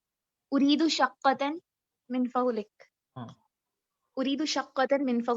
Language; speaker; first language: Arabic; non-native, learner; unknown